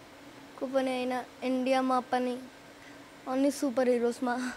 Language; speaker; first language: Nepali; early bilingual, heritage; Nepali